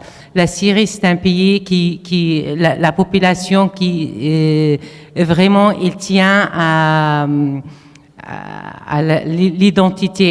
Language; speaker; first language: French; non-native, fluent; Arabic